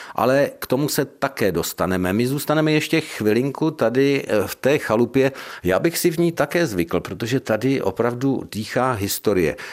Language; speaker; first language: Czech; native; Czech